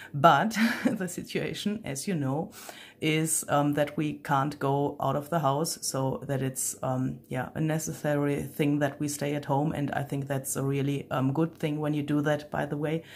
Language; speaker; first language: English; non-native, fluent; German